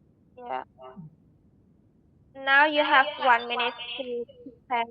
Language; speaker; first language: English; non-native, learner; Vietnamese